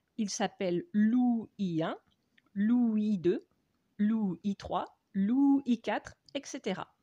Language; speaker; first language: French; native; French